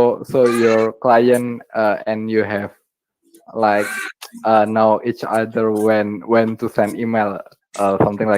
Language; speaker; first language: English; non-native, learner; Indonesian